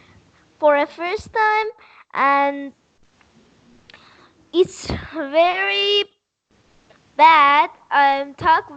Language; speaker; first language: English; non-native, learner; Persian